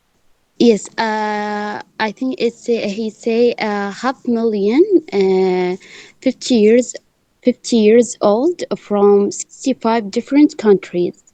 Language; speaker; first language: English; non-native, learner; Arabic